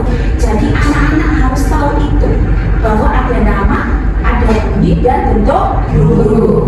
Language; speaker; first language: Indonesian; native; Indonesian